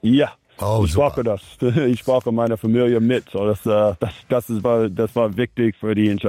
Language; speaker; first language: German; non-native, learner; English